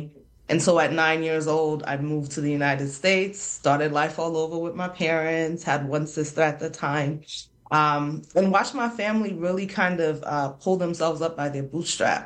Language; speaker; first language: English; non-native, local second language; Krio